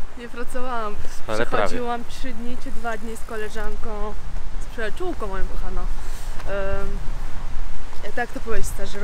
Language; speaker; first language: Polish; non-native, learner; Uzbek